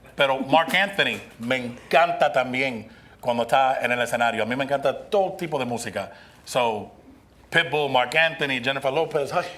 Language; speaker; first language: Spanish; early bilingual, other home language; English